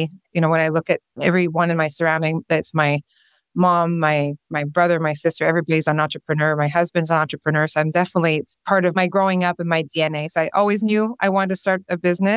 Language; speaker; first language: English; non-native, fluent; French